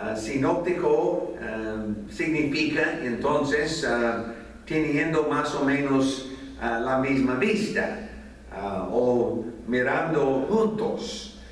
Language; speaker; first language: Spanish; non-native, fluent; English